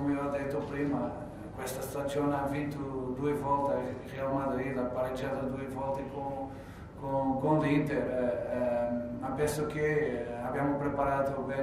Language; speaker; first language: Italian; non-native, fluent; Portuguese